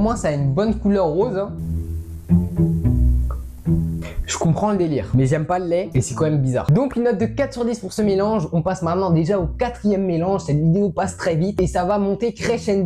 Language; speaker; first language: French; native; French